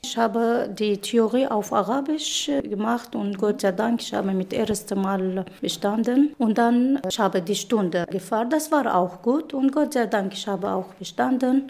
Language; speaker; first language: German; non-native, learner; Arabic